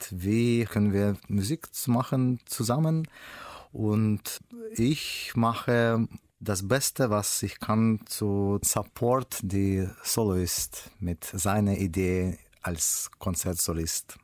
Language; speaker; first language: German; non-native, learner; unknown